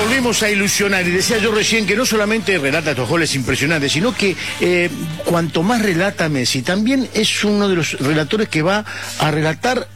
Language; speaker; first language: Spanish; native; Spanish